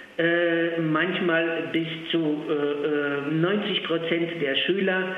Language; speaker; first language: German; non-native, fluent; Polish